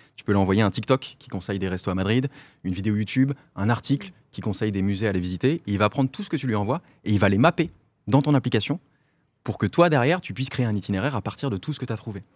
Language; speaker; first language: French; native; French